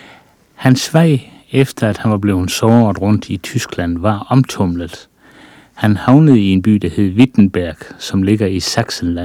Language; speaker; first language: Danish; native; Danish